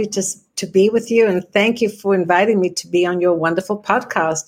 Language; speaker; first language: English; native; English